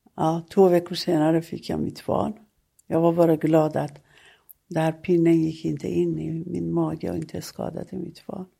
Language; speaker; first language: Swedish; non-native, fluent; Persian